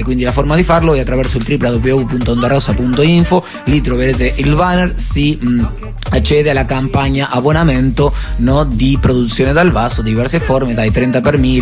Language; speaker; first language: Italian; native; Italian